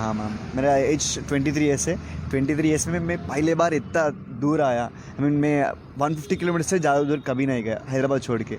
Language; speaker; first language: Hindi; non-native, local second language; Telugu